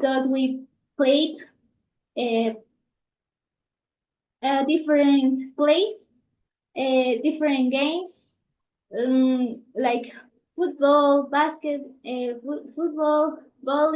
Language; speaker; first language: English; non-native, learner; Spanish